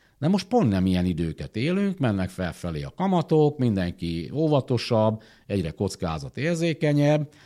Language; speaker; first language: Hungarian; native; Hungarian